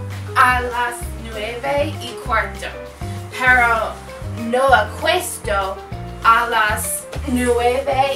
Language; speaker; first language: Spanish; non-native, learner; English